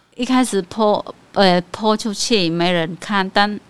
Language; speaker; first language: Chinese; non-native, fluent; Khmer